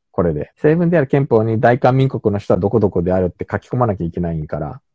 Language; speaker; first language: Japanese; native; Japanese